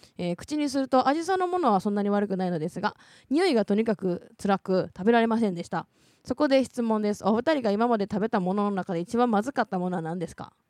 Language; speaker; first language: Japanese; native; Japanese